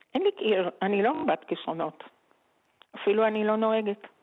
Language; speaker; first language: Hebrew; native; Hebrew